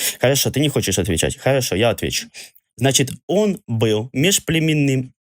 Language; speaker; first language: Russian; non-native, local second language; Ukrainian